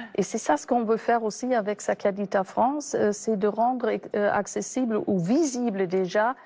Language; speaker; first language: French; non-native, fluent; German